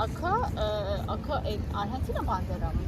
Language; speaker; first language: Spanish; non-native, learner; Turkish